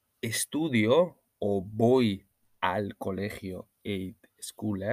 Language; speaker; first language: Spanish; non-native, learner; Norwegian